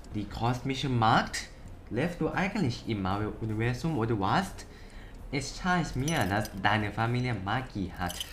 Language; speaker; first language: German; non-native, learner; Thai